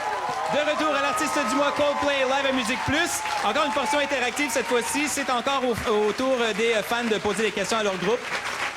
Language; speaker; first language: French; native; French